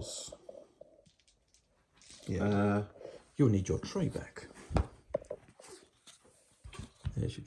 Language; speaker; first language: English; native; English